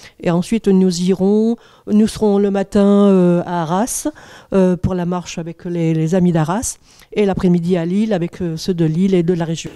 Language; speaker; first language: French; native; French